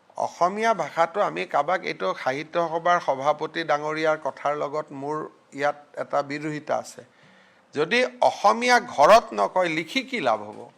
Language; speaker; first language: Assamese; native; Assamese